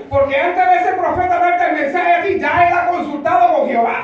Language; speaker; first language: Spanish; early bilingual, heritage; Spanish